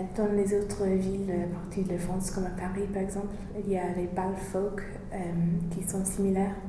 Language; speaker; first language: French; non-native, fluent; English